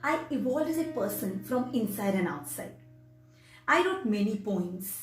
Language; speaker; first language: English; non-native, local second language; Hindi